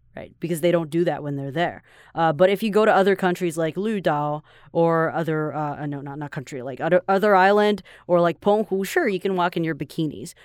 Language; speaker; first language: English; non-native, fluent; Chinese